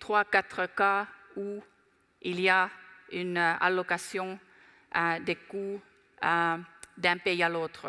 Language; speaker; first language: French; non-native, fluent; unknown